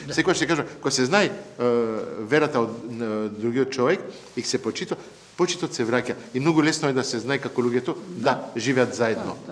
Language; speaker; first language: Macedonian; non-native, fluent; French